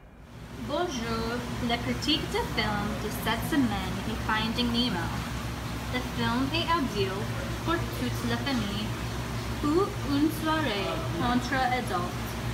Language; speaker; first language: French; non-native, learner; English